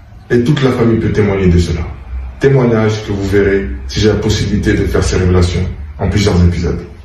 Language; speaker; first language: French; native; French